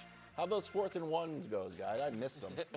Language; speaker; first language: English; native; English